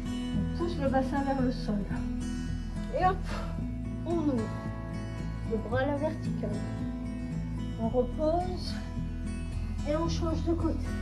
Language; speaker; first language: French; native; French